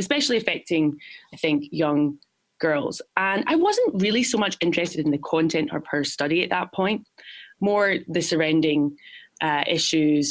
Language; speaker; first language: English; native; English